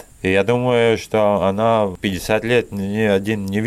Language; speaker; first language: Russian; non-native, learner; Latvian